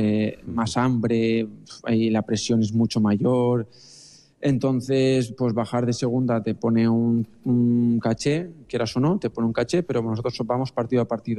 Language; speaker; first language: Spanish; native; Spanish